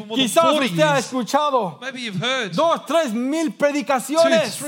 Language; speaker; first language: Spanish; non-native, fluent; English